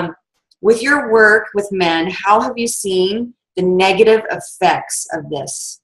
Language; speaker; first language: English; native; English